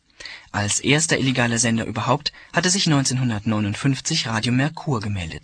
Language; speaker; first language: German; native; German